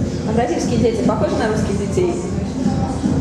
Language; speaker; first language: Russian; native; Russian